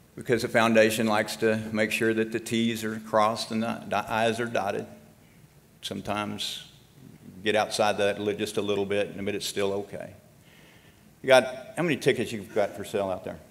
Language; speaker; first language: English; native; English